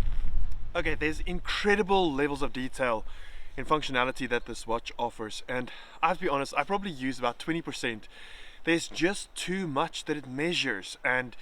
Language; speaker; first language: English; native; English